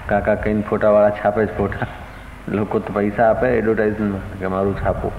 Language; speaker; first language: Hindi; non-native, local second language; Sindhi